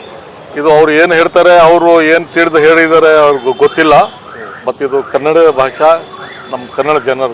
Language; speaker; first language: Kannada; non-native, local second language; Urdu